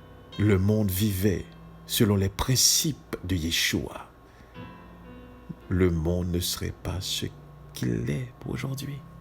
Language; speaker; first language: French; native; French